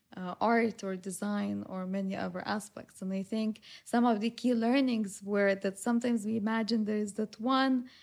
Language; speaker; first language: English; non-native, fluent; Lithuanian